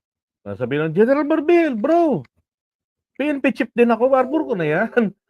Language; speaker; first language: Filipino; native; Filipino